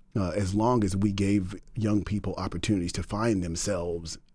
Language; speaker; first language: English; native; English